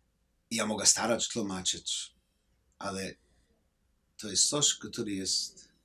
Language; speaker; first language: Polish; non-native, learner; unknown